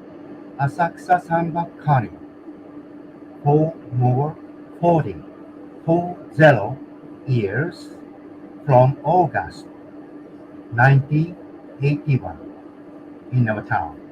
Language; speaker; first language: English; non-native, learner; Japanese